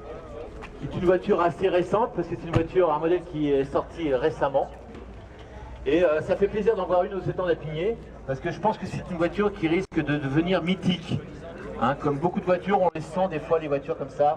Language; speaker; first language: French; native; French